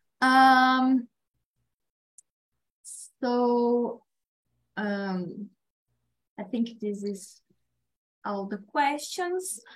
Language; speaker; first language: English; non-native, learner; Portuguese